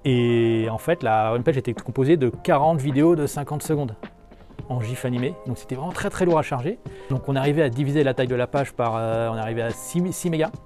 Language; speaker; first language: French; native; French